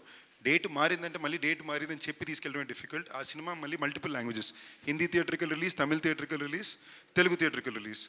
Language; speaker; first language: Telugu; native; Telugu